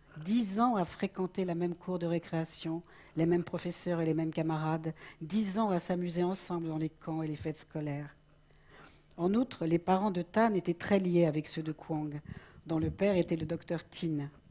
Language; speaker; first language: French; native; French